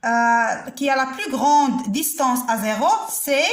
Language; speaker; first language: French; non-native, local second language; Arabic